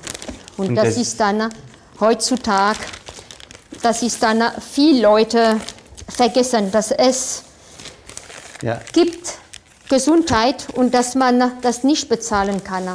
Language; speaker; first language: German; non-native, fluent; French